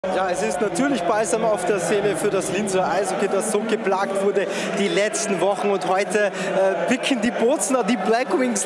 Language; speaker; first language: German; native; German